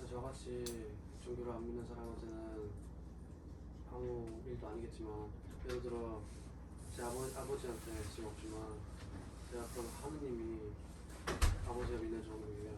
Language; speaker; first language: Korean; early bilingual, heritage; Korean